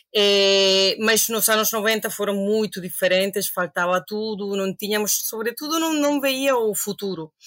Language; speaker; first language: Portuguese; non-native, fluent; Spanish